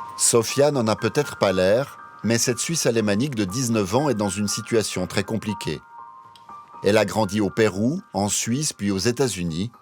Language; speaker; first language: French; native; French